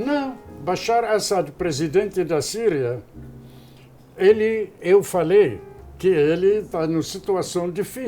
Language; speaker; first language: Portuguese; non-native, fluent; Arabic